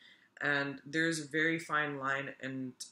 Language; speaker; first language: English; native; English